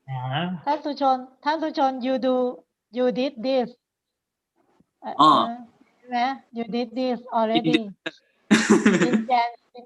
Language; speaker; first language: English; non-native, learner; Thai